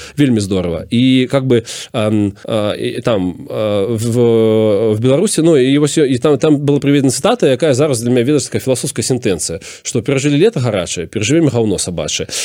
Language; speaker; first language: Belarusian; non-native, local second language; Russian